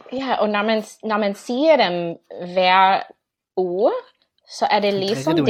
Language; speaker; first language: Danish; non-native, fluent; English